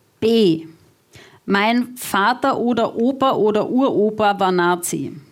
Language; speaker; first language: German; native; German